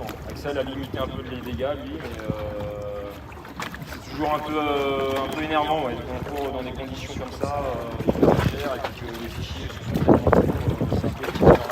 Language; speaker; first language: French; native; French